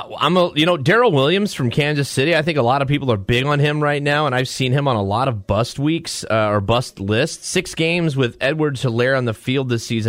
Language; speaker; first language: English; native; English